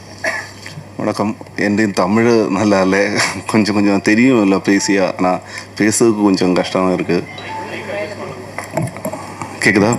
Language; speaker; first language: Tamil; non-native, learner; Malayalam